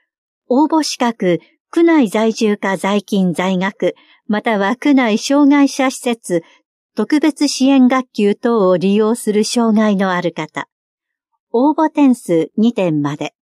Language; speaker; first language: Japanese; native; Japanese